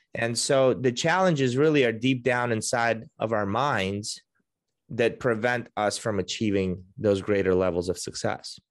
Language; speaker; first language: English; early bilingual, other home language; Russian